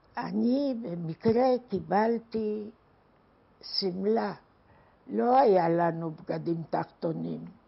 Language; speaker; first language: Hebrew; non-native, fluent; Polish